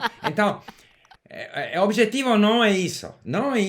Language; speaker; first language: Portuguese; non-native, learner; English